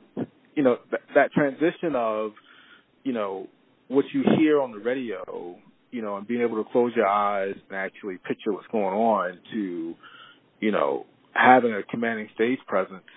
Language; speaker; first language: English; native; English